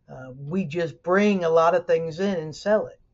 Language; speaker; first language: English; native; English